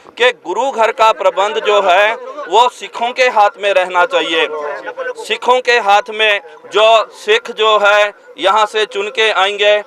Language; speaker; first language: Hindi; non-native, local second language; Punjabi